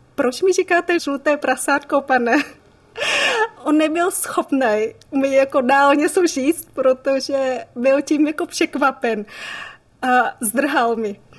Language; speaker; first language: Czech; non-native, fluent; Vietnamese